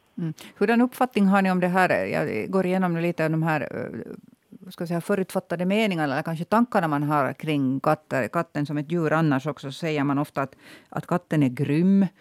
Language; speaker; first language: Swedish; native; Swedish